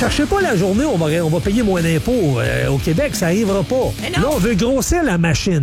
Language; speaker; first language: French; native; French